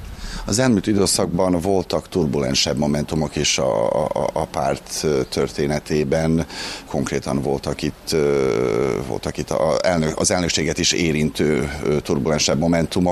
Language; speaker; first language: Hungarian; native; Hungarian